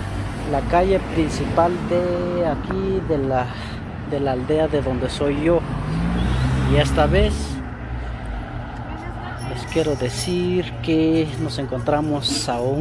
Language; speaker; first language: Spanish; native; Spanish